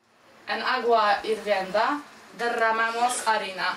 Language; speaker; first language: Spanish; non-native, learner; Polish